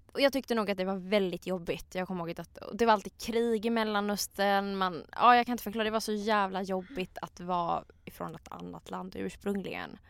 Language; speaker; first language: Swedish; native; Swedish